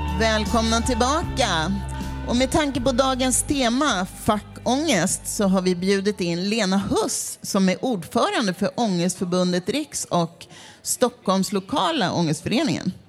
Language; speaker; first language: Swedish; native; Swedish